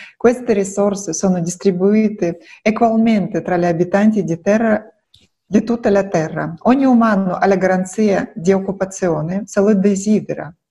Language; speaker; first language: Italian; non-native, fluent; Russian